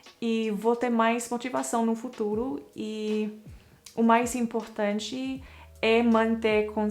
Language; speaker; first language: Portuguese; non-native, fluent; English